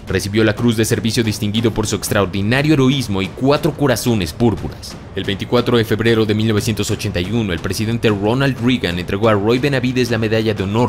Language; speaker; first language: Spanish; native; Spanish